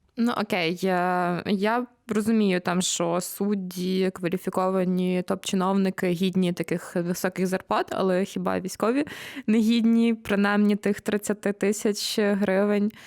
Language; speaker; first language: Ukrainian; native; Ukrainian